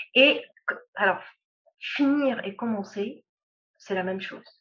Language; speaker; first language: French; non-native, local second language; Arabic